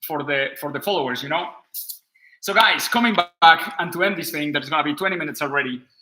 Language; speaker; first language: English; non-native, fluent; Spanish